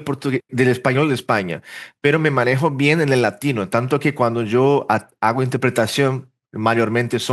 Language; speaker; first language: Spanish; early bilingual, heritage; Portuguese